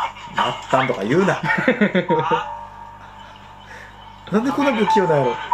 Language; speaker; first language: Japanese; native; Japanese